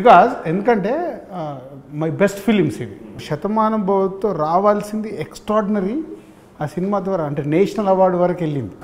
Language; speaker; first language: Telugu; native; Telugu